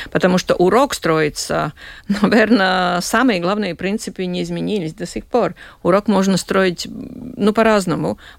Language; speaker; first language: Russian; non-native, local second language; Latvian